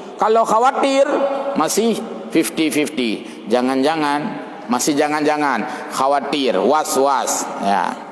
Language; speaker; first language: Malay; non-native, local second language; Achinese